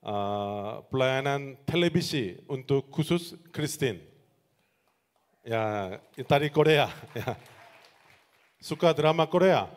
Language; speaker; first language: Indonesian; non-native, learner; Korean